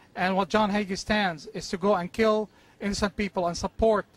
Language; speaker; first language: English; non-native, fluent; Arabic